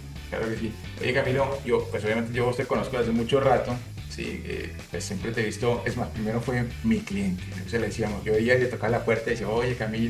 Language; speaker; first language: Spanish; native; Spanish